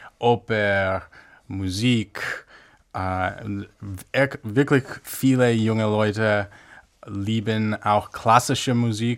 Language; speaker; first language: German; non-native, fluent; English